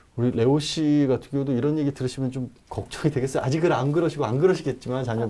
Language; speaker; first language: Korean; native; Korean